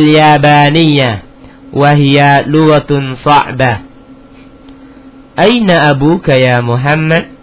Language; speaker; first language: Arabic; non-native, fluent; Indonesian